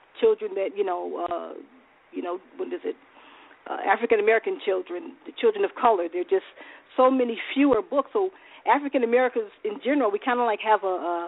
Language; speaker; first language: English; native; English